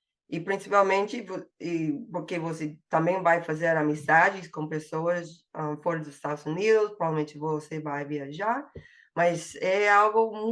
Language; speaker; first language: Portuguese; non-native, fluent; English